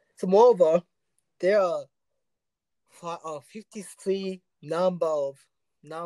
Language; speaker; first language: English; non-native, learner; Japanese